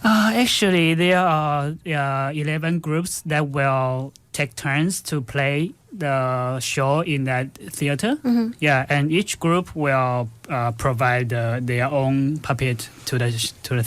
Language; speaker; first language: English; non-native, fluent; Chinese